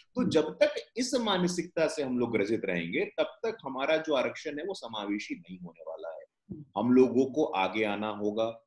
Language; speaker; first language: Hindi; native; Hindi